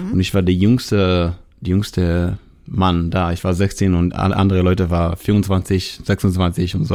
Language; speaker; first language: German; non-native, learner; Hebrew